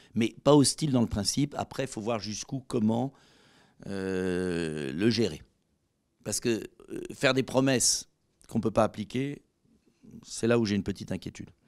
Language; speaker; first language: French; native; French